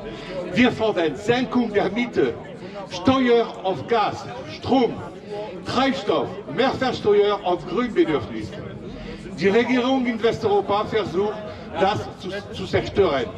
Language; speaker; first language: German; non-native, learner; French